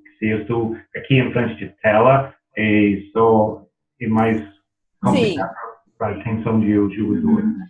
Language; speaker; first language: Portuguese; non-native, learner; English